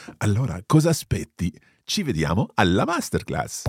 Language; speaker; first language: Italian; non-native, fluent; English